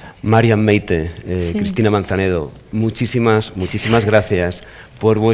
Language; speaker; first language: Spanish; native; Spanish